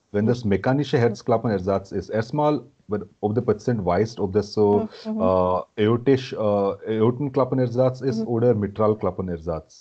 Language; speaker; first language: German; non-native, fluent; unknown